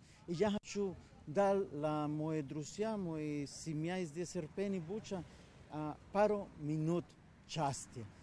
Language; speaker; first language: Ukrainian; non-native, learner; Spanish